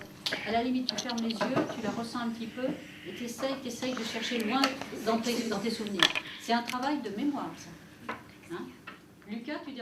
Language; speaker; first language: French; native; French